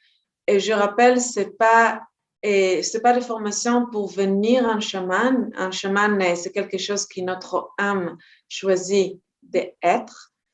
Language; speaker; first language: French; non-native, fluent; Hebrew